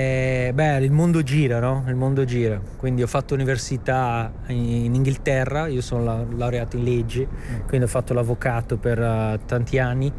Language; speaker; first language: Italian; native; Italian